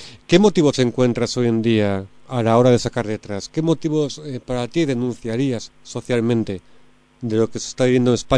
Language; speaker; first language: Spanish; native; Spanish